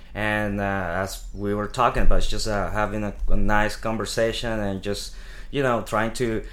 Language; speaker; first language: English; non-native, fluent; Spanish